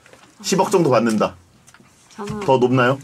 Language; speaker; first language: Korean; native; Korean